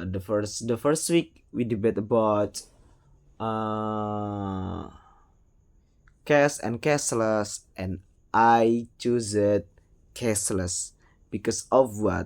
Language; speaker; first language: English; non-native, learner; Indonesian